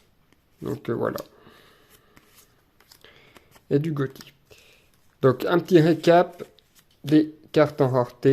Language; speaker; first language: French; native; French